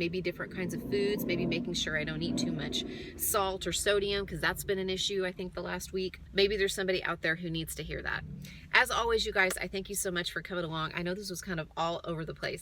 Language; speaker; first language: English; native; English